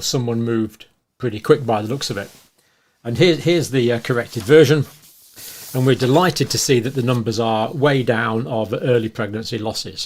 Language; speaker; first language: English; native; English